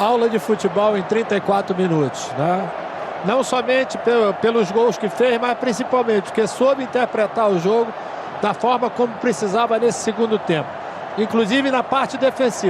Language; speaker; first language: Portuguese; native; Portuguese